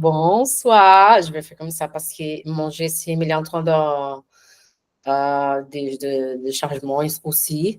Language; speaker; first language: French; non-native, learner; Portuguese